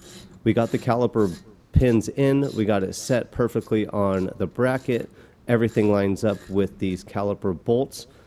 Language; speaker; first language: English; native; English